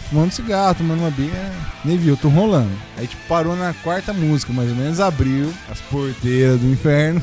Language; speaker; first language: Portuguese; native; Portuguese